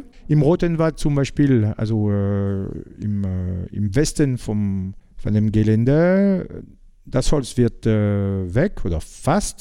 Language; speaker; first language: German; non-native, learner; French